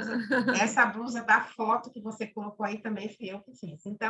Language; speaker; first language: Portuguese; native; Portuguese